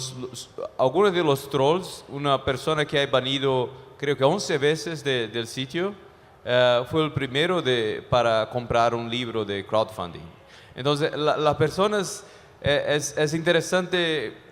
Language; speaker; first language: Spanish; non-native, fluent; Portuguese